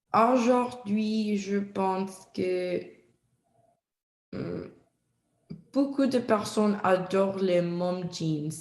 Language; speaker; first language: French; non-native, learner; Spanish